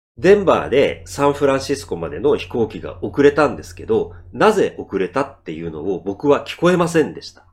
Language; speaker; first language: Japanese; native; Japanese